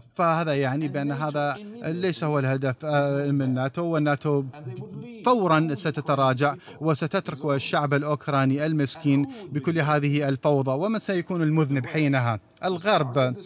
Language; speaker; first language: Arabic; non-native, fluent; Russian